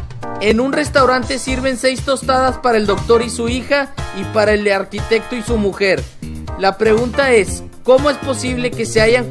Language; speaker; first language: Spanish; native; Spanish